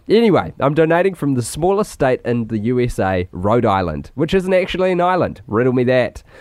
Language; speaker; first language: English; native; English